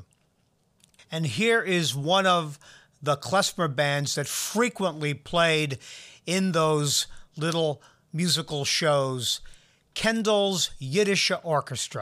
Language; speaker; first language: English; native; English